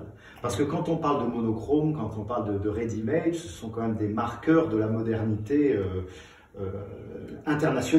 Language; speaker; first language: French; native; French